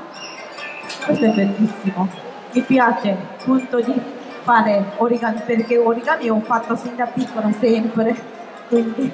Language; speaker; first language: Italian; non-native, fluent; Japanese